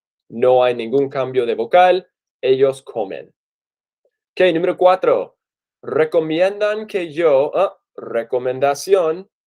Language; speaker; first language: Spanish; non-native, fluent; English